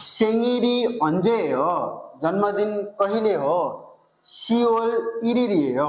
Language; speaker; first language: Korean; non-native, learner; Nepali